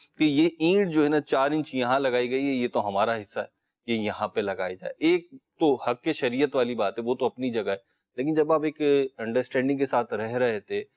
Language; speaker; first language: Urdu; native; Urdu